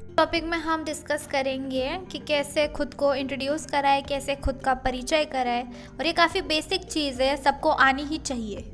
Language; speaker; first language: Hindi; native; Hindi